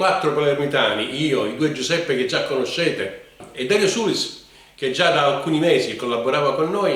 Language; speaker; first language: Italian; native; Italian